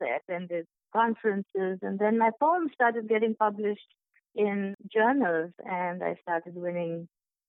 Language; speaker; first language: English; non-native, local second language; Bangla